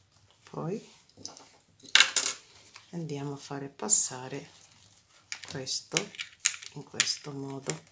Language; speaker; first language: Italian; non-native, fluent; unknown